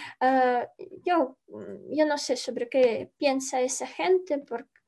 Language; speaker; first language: Spanish; non-native, learner; Ukrainian